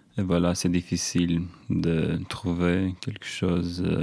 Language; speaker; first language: French; non-native, learner; Romanian